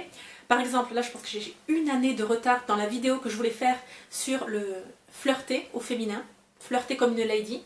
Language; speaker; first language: French; native; French